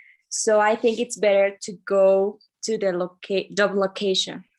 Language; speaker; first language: English; non-native, learner; Spanish